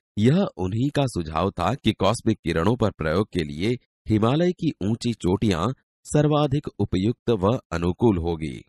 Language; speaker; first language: Hindi; non-native, local second language; Gujarati